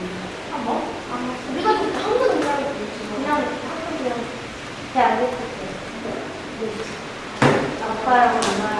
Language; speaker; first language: Korean; early bilingual, heritage; Korean